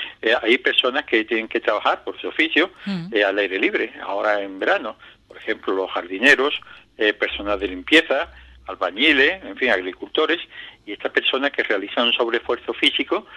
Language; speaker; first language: Spanish; native; Spanish